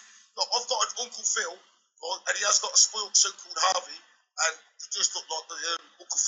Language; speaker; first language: English; native; English